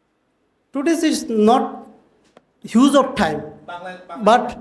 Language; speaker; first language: English; non-native, learner; Bangla